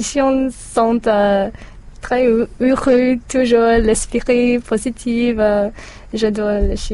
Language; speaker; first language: French; non-native, learner; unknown